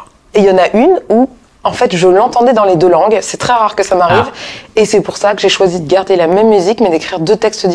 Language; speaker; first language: French; native; French